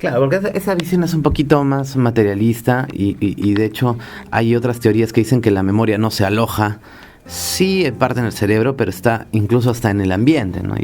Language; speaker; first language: Spanish; native; Spanish